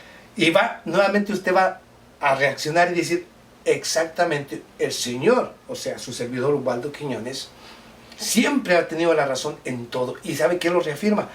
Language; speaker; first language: Spanish; native; Spanish